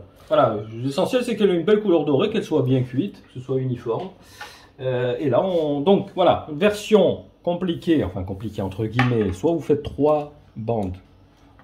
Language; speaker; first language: French; native; French